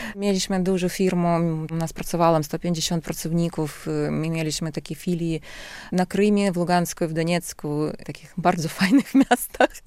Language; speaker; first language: Polish; non-native, learner; Russian